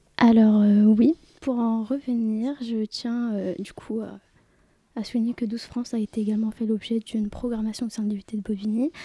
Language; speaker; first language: French; native; French